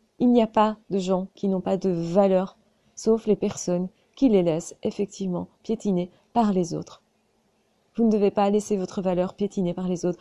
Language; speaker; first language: French; native; French